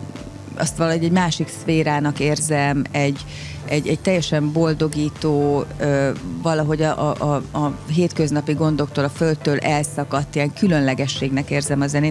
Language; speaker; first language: Hungarian; native; Hungarian